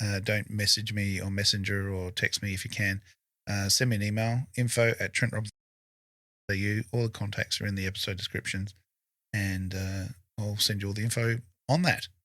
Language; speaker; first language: English; native; English